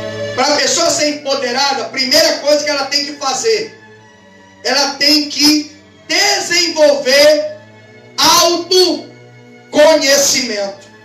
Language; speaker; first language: Portuguese; native; Portuguese